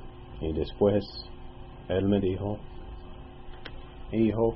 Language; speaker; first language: Spanish; non-native, fluent; English